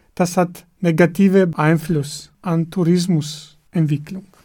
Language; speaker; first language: German; non-native, fluent; Armenian